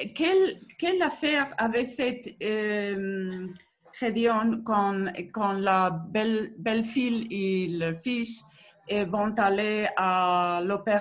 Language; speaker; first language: French; non-native, learner; Spanish